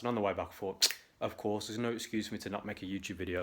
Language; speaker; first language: English; native; English